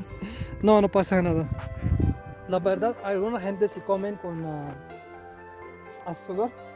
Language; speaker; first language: Spanish; non-native, learner; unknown